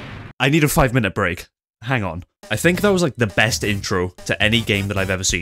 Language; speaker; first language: English; native; English